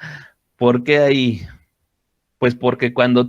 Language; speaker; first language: Spanish; native; Spanish